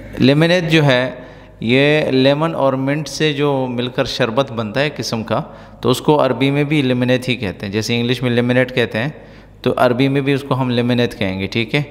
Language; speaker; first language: Urdu; non-native, local second language; Pashto